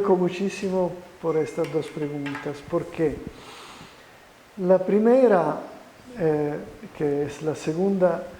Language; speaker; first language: Spanish; non-native, fluent; Italian